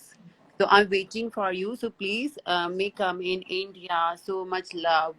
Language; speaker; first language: English; non-native, learner; Hindi